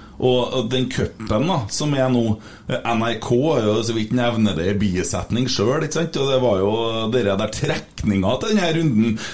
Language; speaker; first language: Norwegian; native; Norwegian